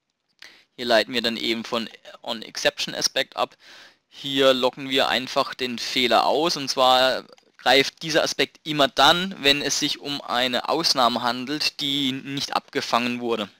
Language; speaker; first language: German; native; German